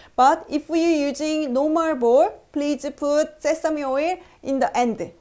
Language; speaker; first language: English; non-native, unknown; Korean